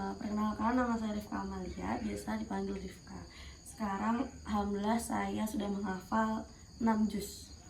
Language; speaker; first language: Indonesian; native; Indonesian